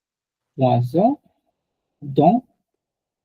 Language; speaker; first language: French; non-native, fluent; Bangla